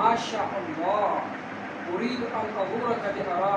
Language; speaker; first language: Arabic; non-native, learner; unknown